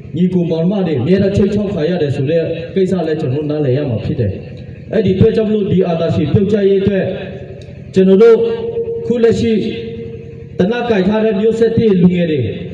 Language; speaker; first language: Burmese; non-native, local second language; Western Kayah